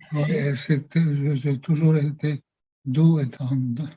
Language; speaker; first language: French; non-native, fluent; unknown